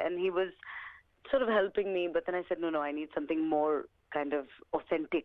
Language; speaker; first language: Punjabi; early bilingual, heritage; Punjabi